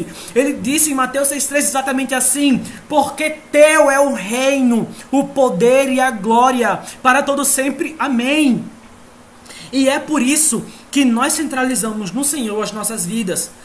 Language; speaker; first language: Portuguese; native; Portuguese